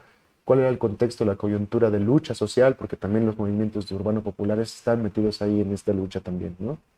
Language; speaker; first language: Spanish; native; Spanish